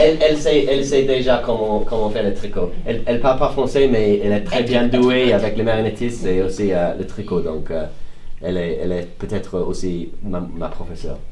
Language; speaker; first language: French; non-native, fluent; English